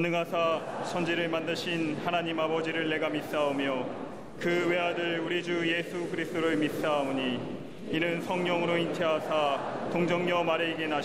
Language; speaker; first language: Korean; native; Korean